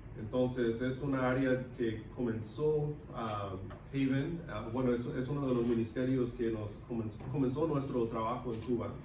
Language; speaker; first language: Spanish; non-native, local second language; English